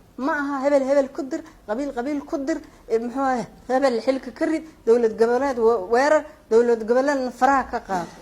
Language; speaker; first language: Somali; native; Somali